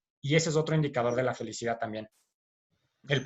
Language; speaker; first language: Spanish; native; Spanish